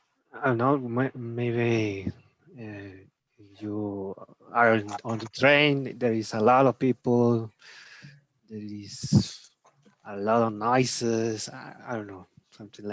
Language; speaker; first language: English; non-native, learner; Spanish